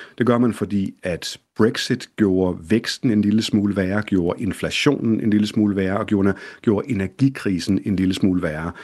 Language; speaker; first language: Danish; native; Danish